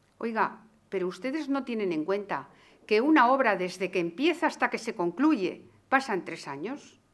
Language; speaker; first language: Spanish; native; Spanish